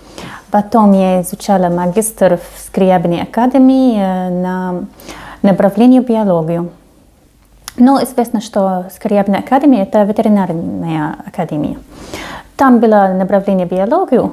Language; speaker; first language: Russian; non-native, fluent; Arabic